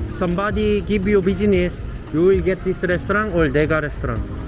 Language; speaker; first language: English; non-native, learner; Korean